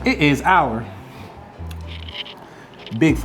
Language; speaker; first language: English; native; English